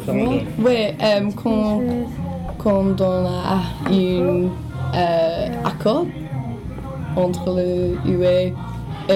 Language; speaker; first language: French; non-native, learner; English